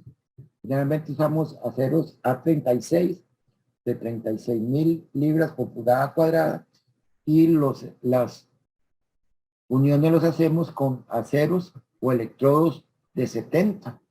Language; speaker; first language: Spanish; native; Spanish